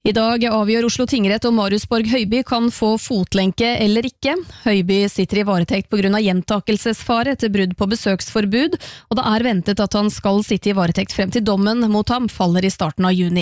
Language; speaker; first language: Norwegian; native; Norwegian